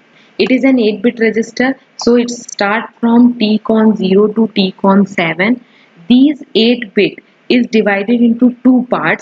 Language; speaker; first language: English; non-native, local second language; Hindi